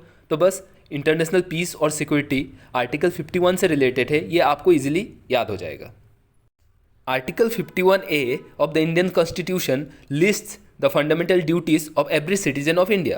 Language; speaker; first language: Hindi; native; Hindi